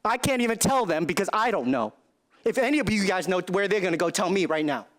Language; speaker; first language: English; early bilingual, other home language; Chinese